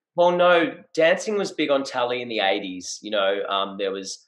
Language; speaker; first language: English; native; English